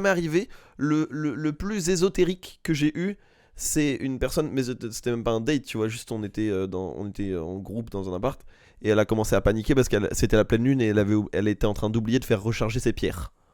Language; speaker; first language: French; native; French